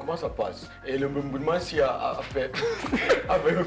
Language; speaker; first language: French; non-native, learner; English